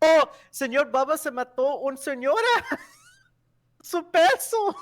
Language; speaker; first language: Spanish; non-native, learner; English